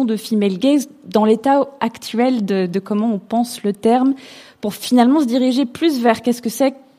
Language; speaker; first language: French; native; French